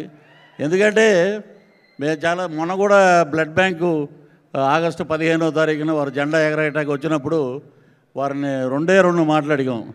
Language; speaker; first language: Telugu; native; Telugu